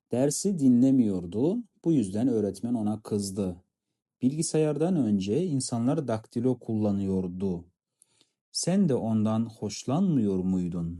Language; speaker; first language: Turkish; non-native, fluent; Kazakh